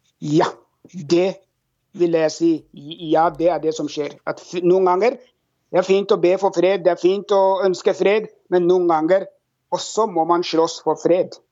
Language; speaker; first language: Norwegian; non-native, fluent; Oromo